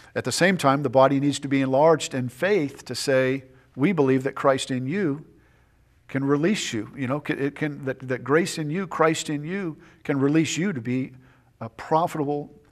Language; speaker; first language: English; native; English